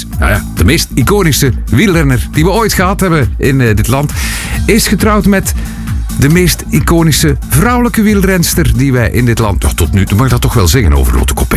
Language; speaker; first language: Dutch; native; Dutch